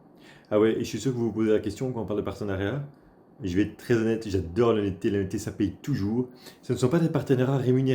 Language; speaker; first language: French; native; French